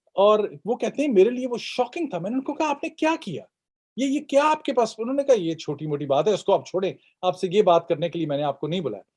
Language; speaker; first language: Urdu; native; Urdu